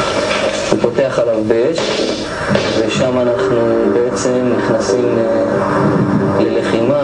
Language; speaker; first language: Hebrew; native; Hebrew